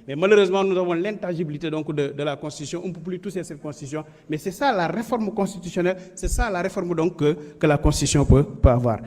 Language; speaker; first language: French; non-native, local second language; Wolof